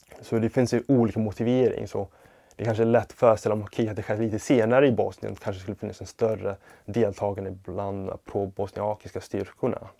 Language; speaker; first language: Swedish; non-native, fluent; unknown